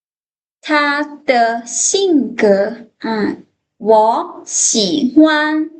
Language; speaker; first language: Chinese; non-native, fluent; Lao